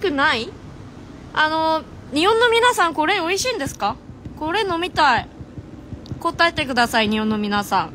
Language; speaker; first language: Japanese; non-native, fluent; Korean